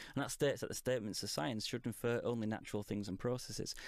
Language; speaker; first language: English; native; English